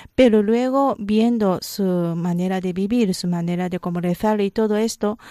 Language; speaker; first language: Spanish; non-native, fluent; Japanese